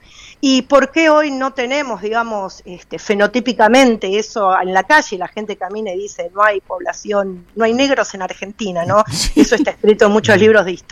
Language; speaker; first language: Spanish; native; Spanish